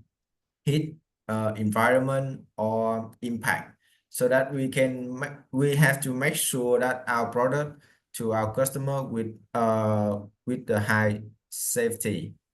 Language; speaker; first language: English; non-native, learner; Vietnamese